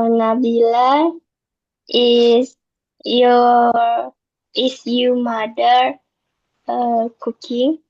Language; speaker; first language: English; non-native, learner; Indonesian